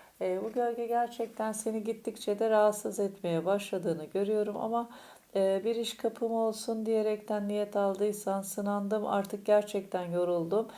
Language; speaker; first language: Turkish; native; Turkish